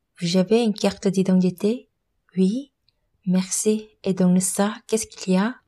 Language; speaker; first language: French; non-native, learner; Korean